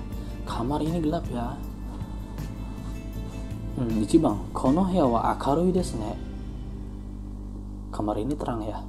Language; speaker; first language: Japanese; non-native, fluent; Indonesian